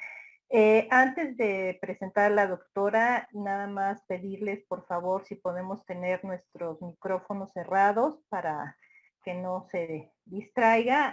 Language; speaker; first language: Spanish; native; Spanish